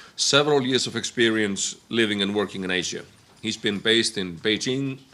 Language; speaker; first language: English; non-native, fluent; Icelandic